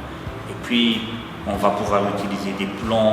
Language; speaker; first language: French; non-native, local second language; Malagasy